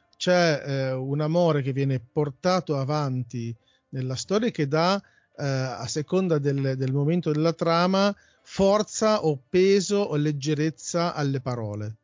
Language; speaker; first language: Italian; native; Italian